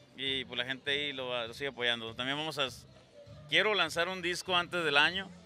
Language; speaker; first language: Spanish; native; Spanish